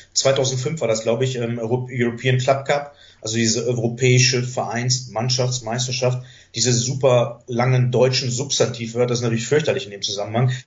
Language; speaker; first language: German; early bilingual, other home language; Greek